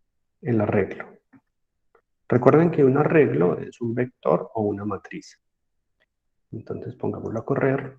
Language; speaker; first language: Spanish; native; Spanish